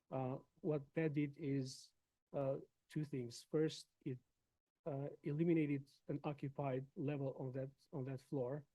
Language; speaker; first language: English; non-native, fluent; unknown